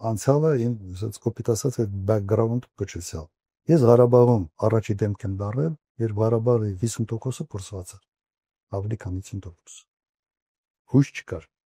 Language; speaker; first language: Armenian; native; Armenian